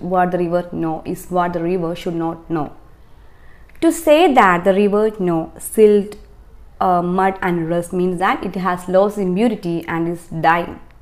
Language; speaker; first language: English; non-native, local second language; Malayalam